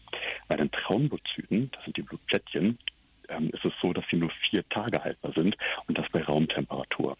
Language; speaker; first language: German; native; German